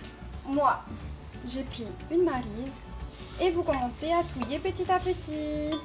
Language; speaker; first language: French; native; French